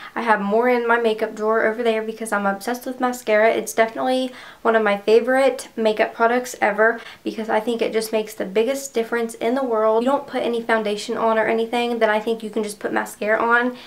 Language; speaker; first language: English; native; English